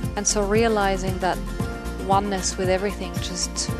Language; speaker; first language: English; non-native, fluent; German